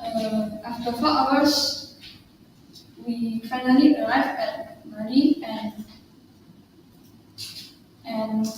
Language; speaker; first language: English; non-native, learner; Indonesian